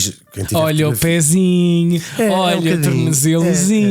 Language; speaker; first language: Portuguese; native; Portuguese